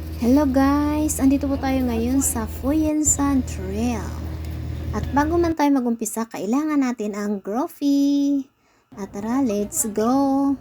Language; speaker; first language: Filipino; non-native, local second language; Cebuano